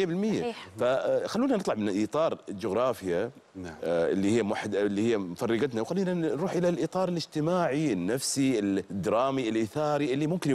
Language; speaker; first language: Arabic; native; Arabic